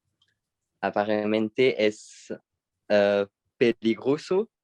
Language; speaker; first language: Spanish; non-native, learner; French